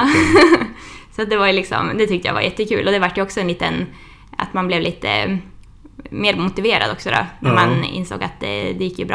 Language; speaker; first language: Swedish; native; Swedish